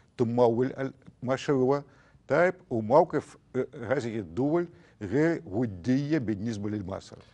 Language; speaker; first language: Arabic; non-native, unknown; Russian